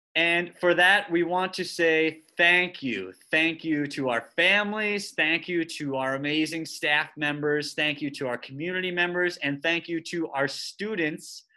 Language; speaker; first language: English; native; English